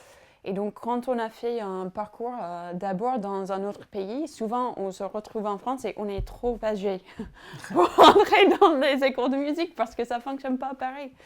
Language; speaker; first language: French; non-native, fluent; English